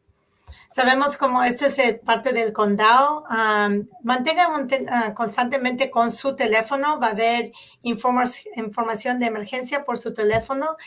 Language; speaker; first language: Spanish; early bilingual, heritage; Spanish